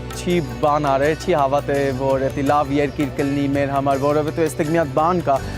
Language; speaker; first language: Armenian; non-native, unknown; Bangla